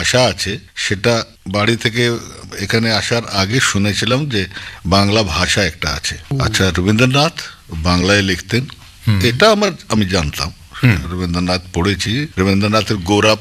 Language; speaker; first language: Bangla; non-native, local second language; Punjabi